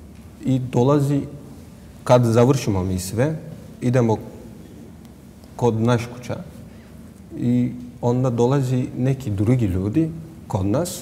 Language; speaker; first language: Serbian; non-native, learner; Turkish